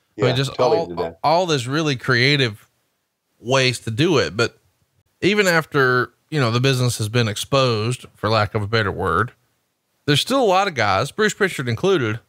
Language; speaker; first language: English; native; English